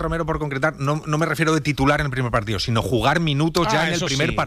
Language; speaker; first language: Spanish; native; Spanish